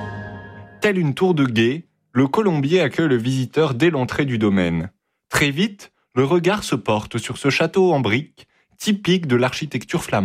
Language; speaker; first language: French; native; French